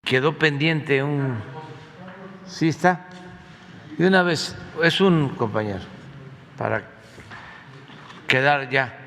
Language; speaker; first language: Spanish; native; Spanish